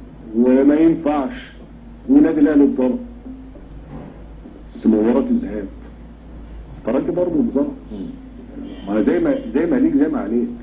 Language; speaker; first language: Arabic; native; Arabic